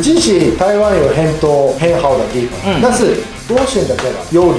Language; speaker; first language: Chinese; non-native, fluent; Japanese